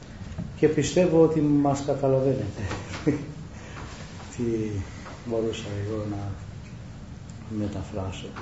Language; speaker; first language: Greek; non-native, learner; Romanian